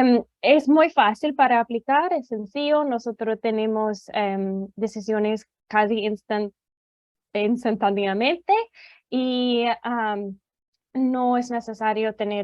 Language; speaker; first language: Spanish; non-native, fluent; English